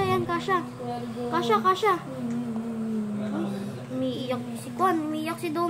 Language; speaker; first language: Filipino; native; Filipino